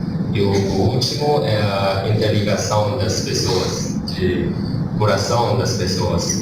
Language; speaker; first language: Portuguese; non-native, learner; Chinese